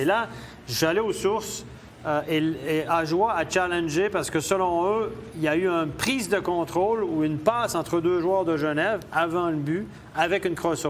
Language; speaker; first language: French; native; French